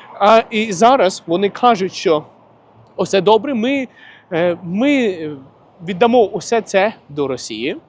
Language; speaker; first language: Ukrainian; non-native, local second language; Russian